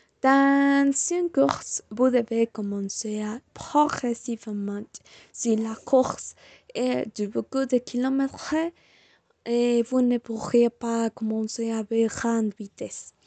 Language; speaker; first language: French; non-native, learner; Spanish